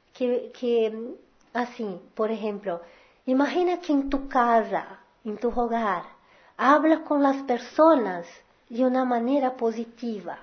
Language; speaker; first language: Spanish; non-native, fluent; Portuguese